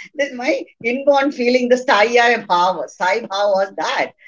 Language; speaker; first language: English; non-native, local second language; Malayalam